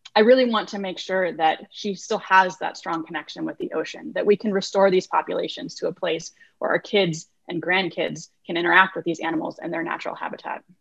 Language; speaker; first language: English; native; English